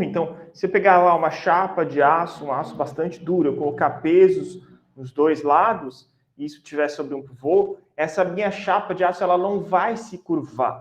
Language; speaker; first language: Portuguese; native; Portuguese